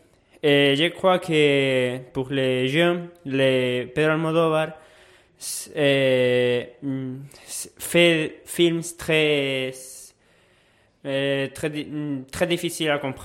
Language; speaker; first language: French; non-native, learner; Spanish